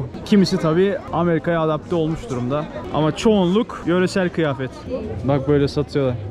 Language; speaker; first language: Turkish; native; Turkish